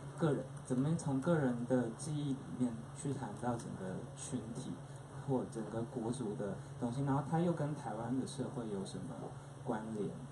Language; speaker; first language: Chinese; native; Chinese